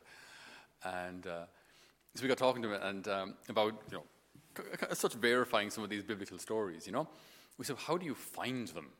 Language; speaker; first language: English; native; English